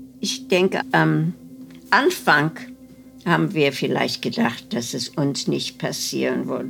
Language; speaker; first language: German; non-native, fluent; Dutch